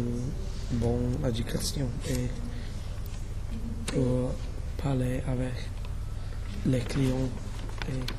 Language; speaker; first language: French; non-native, learner; English